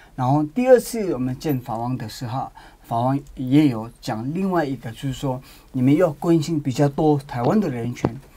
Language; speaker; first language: Chinese; non-native, learner; Tibetan